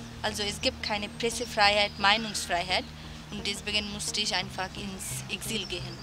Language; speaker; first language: German; non-native, learner; Bangla